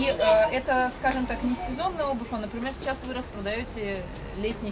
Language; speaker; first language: Russian; native; Russian